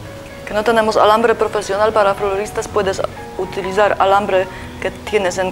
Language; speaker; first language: Spanish; non-native, learner; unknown